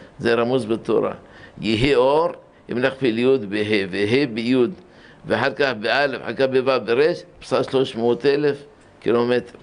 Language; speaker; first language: Hebrew; early bilingual, other home language; Arabic